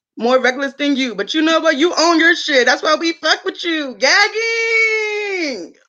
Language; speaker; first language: English; native; English